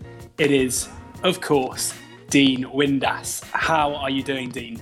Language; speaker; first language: English; native; English